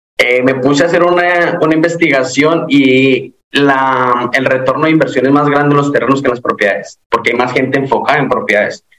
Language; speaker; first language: Spanish; native; Spanish